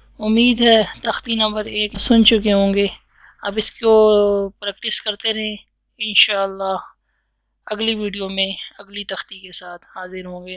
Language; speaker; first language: Urdu; native; Urdu